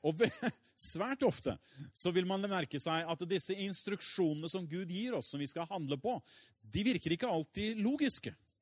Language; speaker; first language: Norwegian; native; Norwegian